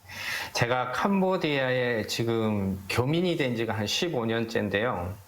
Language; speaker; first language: Korean; native; Korean